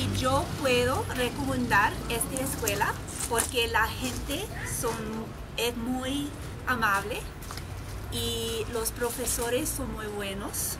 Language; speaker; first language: Spanish; non-native, learner; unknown